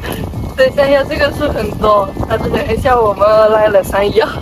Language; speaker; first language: Chinese; non-native, learner; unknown